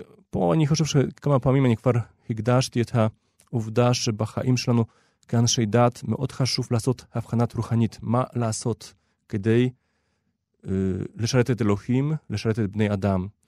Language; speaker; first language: Hebrew; non-native, fluent; Polish